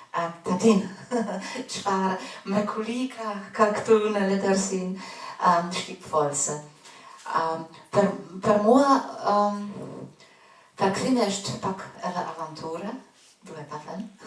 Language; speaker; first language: Albanian; non-native, fluent; German